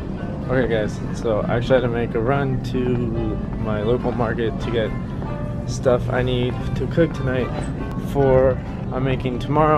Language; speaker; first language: English; native; English